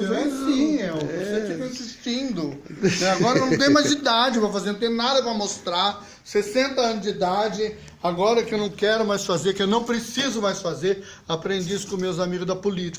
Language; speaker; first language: Portuguese; native; Portuguese